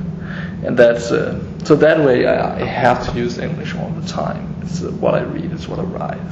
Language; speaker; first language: English; non-native, fluent; Danish